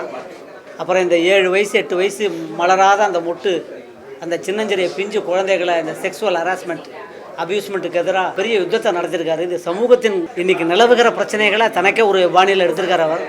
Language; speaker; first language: Tamil; native; Tamil